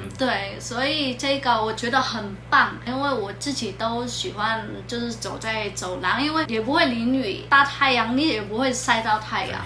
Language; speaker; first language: Chinese; non-native, fluent; Vietnamese